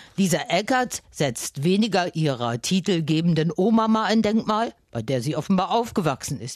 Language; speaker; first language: German; native; German